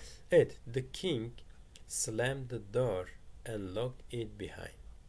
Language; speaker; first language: English; non-native, fluent; Turkish